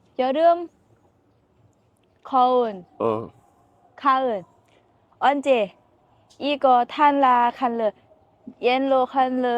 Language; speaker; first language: Korean; non-native, learner; Thai